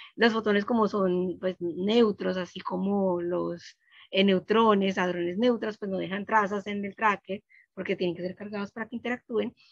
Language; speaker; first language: Spanish; native; Spanish